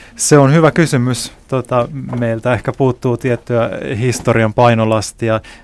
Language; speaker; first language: Finnish; native; Finnish